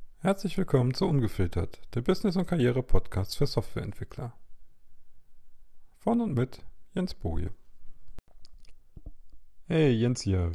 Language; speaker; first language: German; native; German